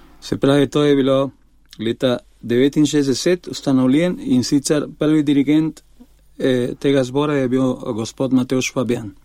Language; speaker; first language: Slovenian; non-native, fluent; Spanish